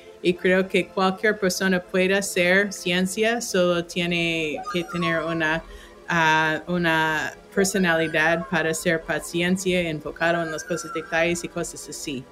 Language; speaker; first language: Spanish; non-native, fluent; English